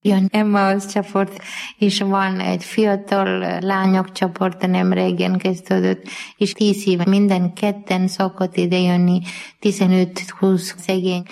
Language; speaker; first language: Hungarian; non-native, learner; Malayalam